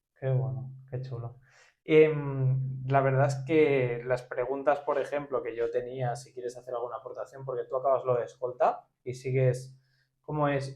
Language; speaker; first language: Spanish; native; Spanish